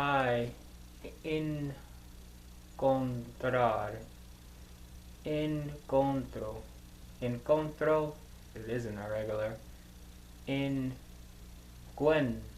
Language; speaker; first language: Spanish; non-native, learner; English